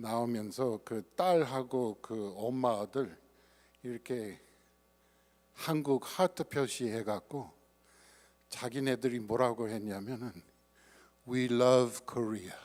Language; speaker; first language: Korean; non-native, fluent; English